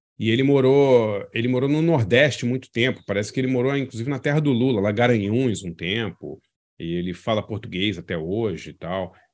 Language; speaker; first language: Portuguese; native; Portuguese